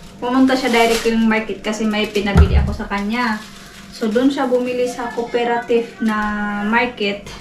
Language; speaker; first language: Filipino; non-native, local second language; Cebuano